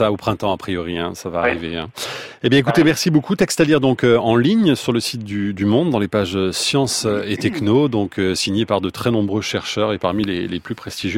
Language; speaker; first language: French; native; French